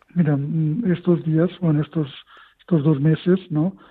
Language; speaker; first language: Spanish; native; Spanish